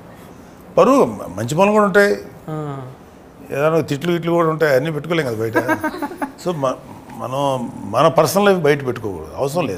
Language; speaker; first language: Telugu; native; Telugu